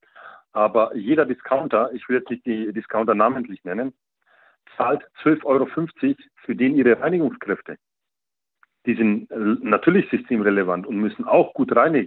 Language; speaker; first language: German; native; German